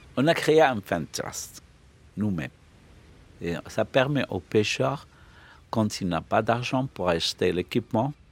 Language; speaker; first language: French; non-native, local second language; Arabic